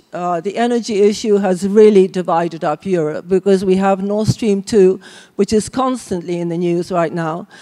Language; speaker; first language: English; native; English